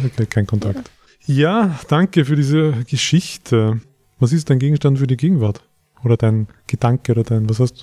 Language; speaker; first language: German; native; German